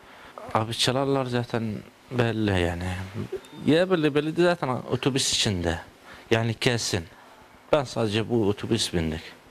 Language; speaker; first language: Turkish; non-native, learner; Arabic